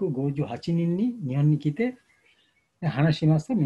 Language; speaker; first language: Japanese; non-native, fluent; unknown